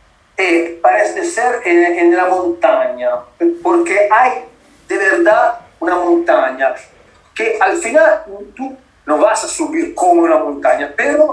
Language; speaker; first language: Spanish; non-native, learner; Italian